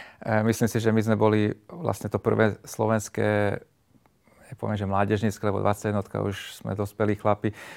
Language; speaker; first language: Slovak; non-native, local second language; Hungarian